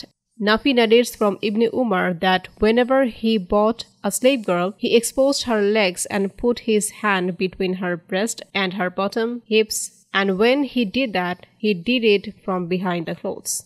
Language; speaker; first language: English; non-native, fluent; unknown